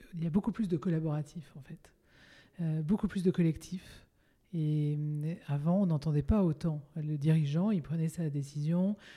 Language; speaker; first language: French; native; French